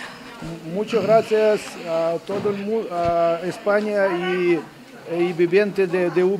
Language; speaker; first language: Spanish; non-native, learner; Ukrainian